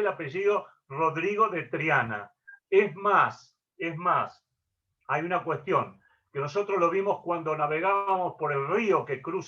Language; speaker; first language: Spanish; native; Spanish